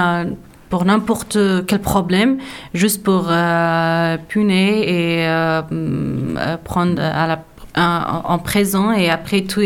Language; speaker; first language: French; non-native, learner; Persian